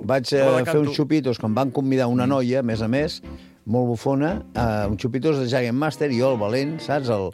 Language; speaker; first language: Catalan; native; Catalan